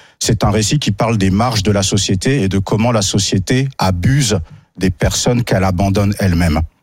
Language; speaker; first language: French; native; French